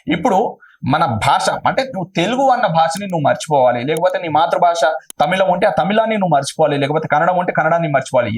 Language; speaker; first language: Telugu; non-native, local second language; Urdu